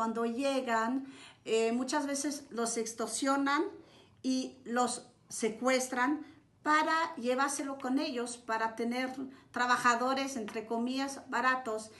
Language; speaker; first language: Spanish; non-native, fluent; French